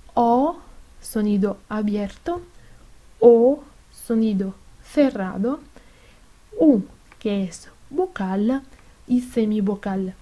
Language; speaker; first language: Spanish; non-native, fluent; Italian